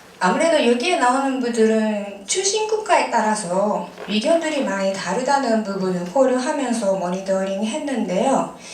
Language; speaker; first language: Korean; non-native, fluent; Japanese